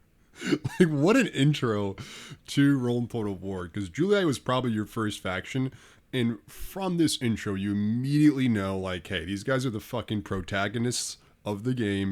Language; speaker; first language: English; native; English